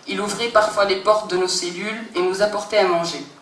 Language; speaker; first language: French; non-native, local second language; Arabic